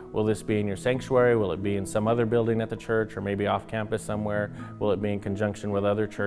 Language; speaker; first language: English; native; English